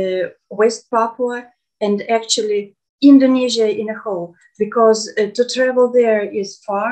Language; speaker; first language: English; non-native, fluent; Russian